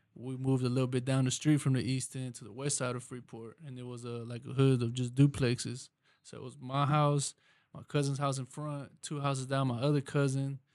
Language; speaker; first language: English; early bilingual, other home language; Spanish